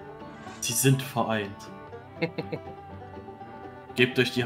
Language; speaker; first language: German; native; German